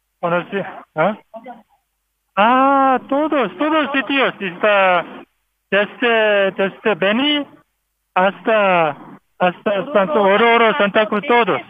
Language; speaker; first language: Spanish; non-native, learner; Korean